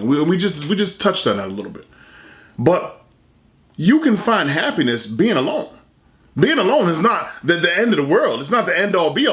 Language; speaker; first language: English; native; English